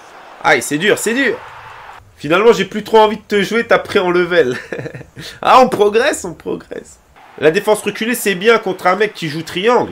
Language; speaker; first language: French; native; French